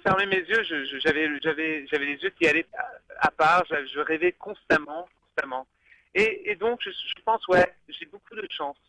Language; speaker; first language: French; early bilingual, other home language; English